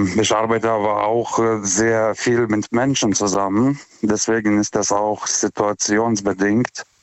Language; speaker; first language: German; non-native, fluent; Lithuanian